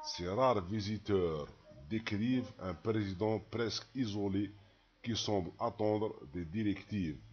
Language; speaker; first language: French; non-native, local second language; Arabic